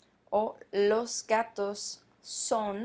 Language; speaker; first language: Spanish; non-native, fluent; English